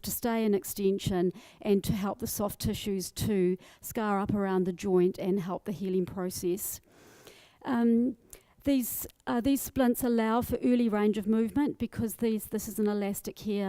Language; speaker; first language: English; native; English